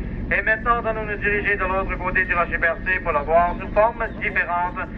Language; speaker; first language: French; native; French